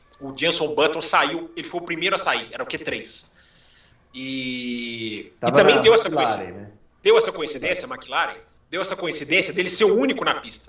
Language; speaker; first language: Portuguese; native; Portuguese